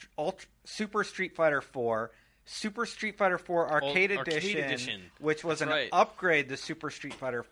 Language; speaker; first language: English; native; English